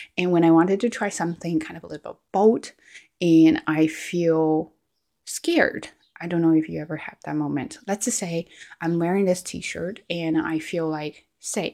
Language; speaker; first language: English; non-native, fluent; Chinese